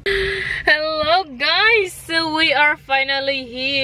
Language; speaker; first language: English; non-native, local second language; Filipino